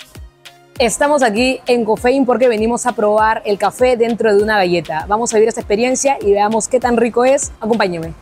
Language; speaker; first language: Spanish; native; Spanish